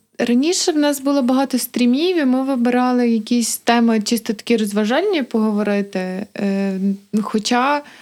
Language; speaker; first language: Ukrainian; native; Ukrainian